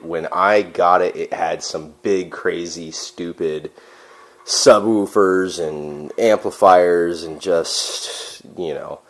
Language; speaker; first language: English; native; English